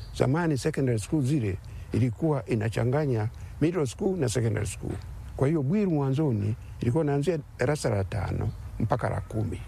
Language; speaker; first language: Swahili; non-native, local second language; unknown